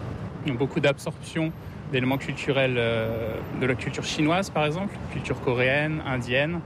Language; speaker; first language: French; native; French